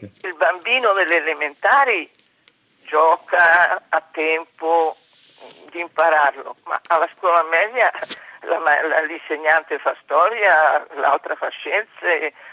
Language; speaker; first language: Italian; native; Italian